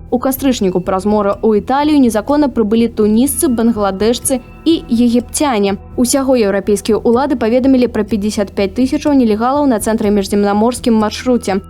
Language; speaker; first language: Belarusian; native; Belarusian